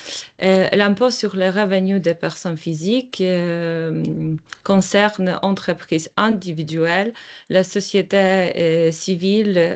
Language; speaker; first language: French; non-native, learner; Polish